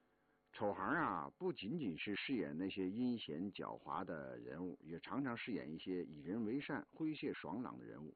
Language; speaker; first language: Chinese; native; Chinese